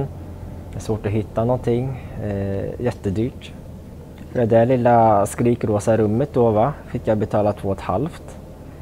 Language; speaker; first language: Swedish; native; Swedish